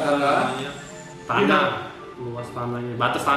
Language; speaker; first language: Indonesian; native; Indonesian